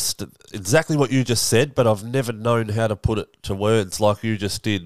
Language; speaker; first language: English; native; English